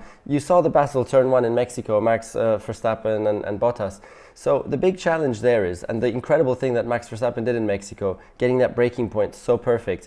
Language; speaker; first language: English; non-native, fluent; German